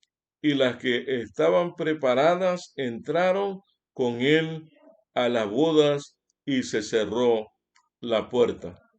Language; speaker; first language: Spanish; native; Spanish